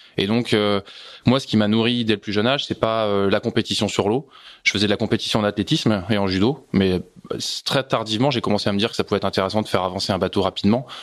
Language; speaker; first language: French; native; French